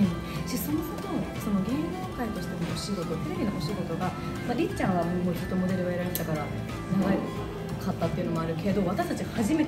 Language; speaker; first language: Japanese; native; Japanese